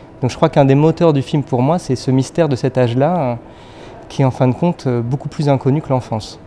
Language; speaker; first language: French; native; French